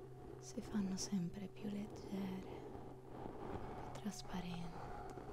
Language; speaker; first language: Italian; native; Italian